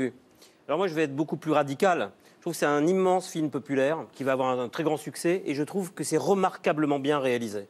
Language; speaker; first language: French; native; French